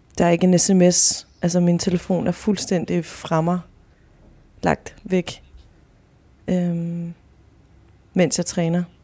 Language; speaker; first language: Danish; early bilingual, other home language; Spanish